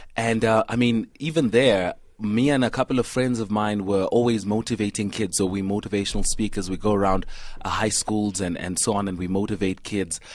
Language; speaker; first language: English; non-native, local second language; Xhosa